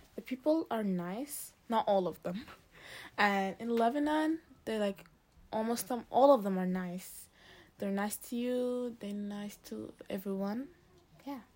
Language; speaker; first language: English; early bilingual, other home language; Arabic